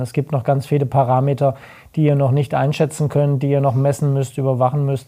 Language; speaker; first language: German; native; German